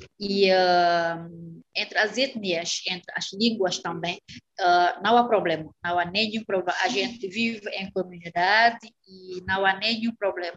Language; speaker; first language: Portuguese; non-native, fluent; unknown